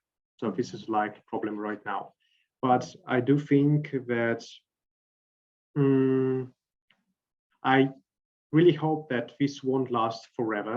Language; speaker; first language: English; non-native, fluent; Russian